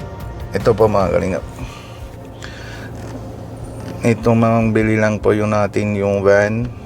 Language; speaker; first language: Filipino; non-native, learner; Punjabi